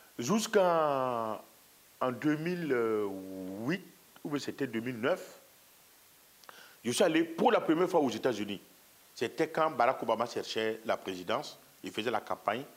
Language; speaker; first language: French; non-native, local second language; Mossi